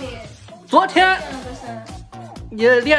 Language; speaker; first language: Chinese; native; Chinese